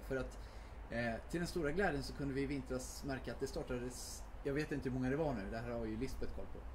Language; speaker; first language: Swedish; native; Swedish